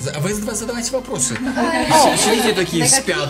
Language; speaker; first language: Russian; native; Russian